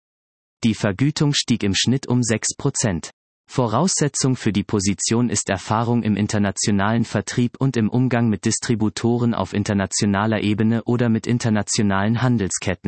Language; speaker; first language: German; native; German